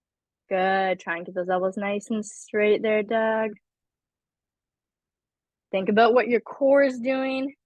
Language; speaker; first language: English; native; English